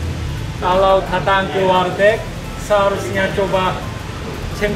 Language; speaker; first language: Indonesian; non-native, learner; Korean